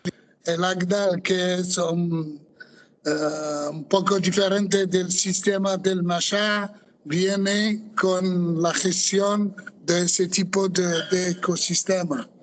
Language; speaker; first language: Spanish; non-native, fluent; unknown